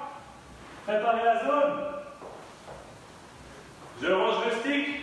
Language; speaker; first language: French; native; French